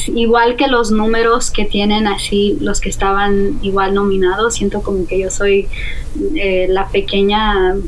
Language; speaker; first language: Spanish; native; Spanish